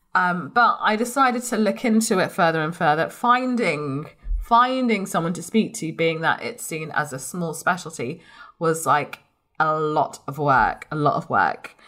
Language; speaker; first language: English; native; English